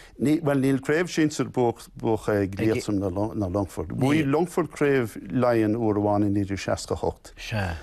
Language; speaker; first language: Irish; non-native, local second language; English